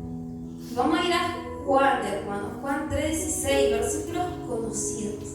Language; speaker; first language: Spanish; native; Spanish